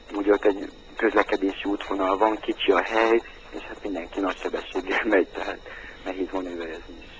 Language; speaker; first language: Hungarian; native; Hungarian